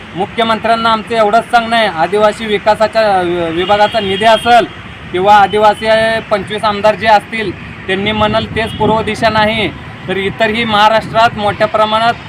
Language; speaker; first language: Marathi; native; Marathi